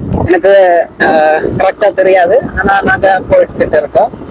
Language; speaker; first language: Tamil; non-native, local second language; Malayalam